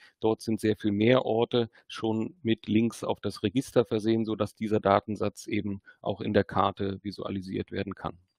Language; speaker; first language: German; native; German